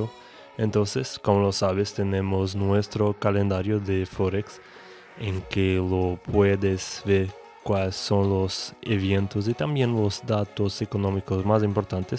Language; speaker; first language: Spanish; non-native, learner; Portuguese